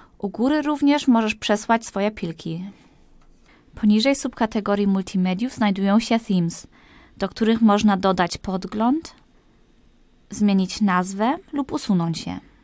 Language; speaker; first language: Polish; early bilingual, heritage; Polish